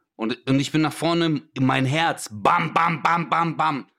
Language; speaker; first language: German; early bilingual, other home language; Turkish